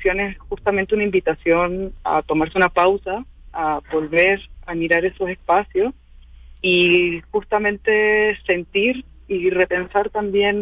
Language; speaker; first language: Spanish; native; Spanish